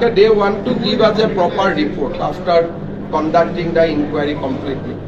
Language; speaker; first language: English; non-native, local second language; Assamese